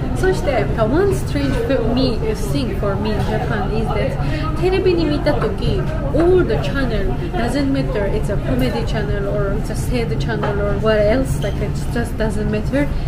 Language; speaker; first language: English; non-native, fluent; Georgian